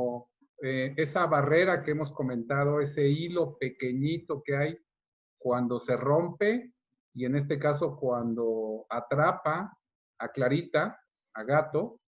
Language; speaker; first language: Spanish; native; Spanish